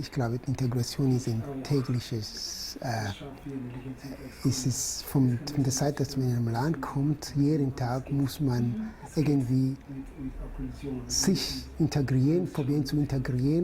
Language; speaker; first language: German; non-native, fluent; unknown